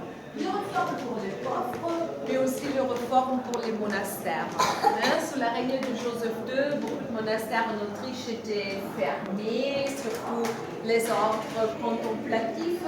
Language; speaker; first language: French; non-native, fluent; German